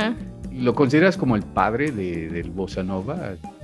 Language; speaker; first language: Spanish; native; Spanish